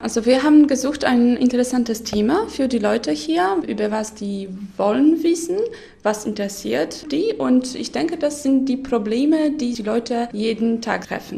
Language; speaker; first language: German; non-native, local second language; Polish